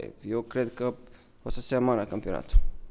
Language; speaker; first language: Romanian; non-native, fluent; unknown